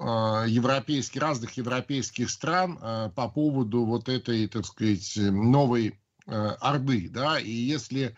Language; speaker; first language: Russian; native; Russian